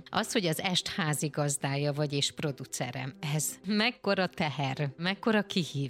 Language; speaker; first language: Hungarian; native; Hungarian